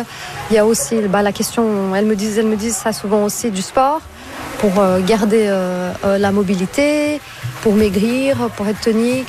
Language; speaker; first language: French; non-native, fluent; Portuguese